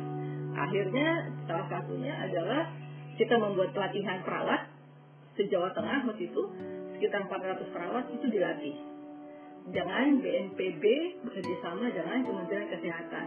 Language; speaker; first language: Indonesian; native; Indonesian